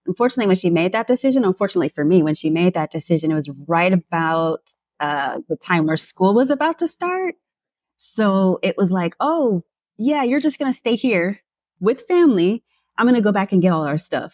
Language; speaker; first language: English; native; English